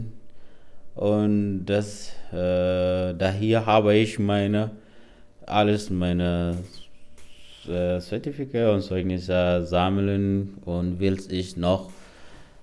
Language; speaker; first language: German; non-native, learner; Arabic